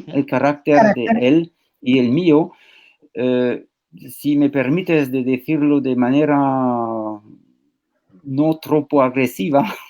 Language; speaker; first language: Spanish; non-native, fluent; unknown